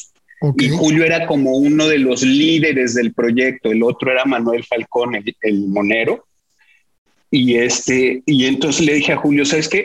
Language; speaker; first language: Spanish; native; Spanish